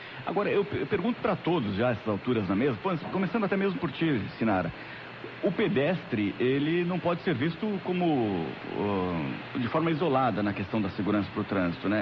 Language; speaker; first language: Portuguese; native; Portuguese